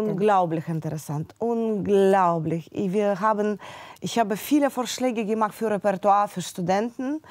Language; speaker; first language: German; non-native, fluent; Russian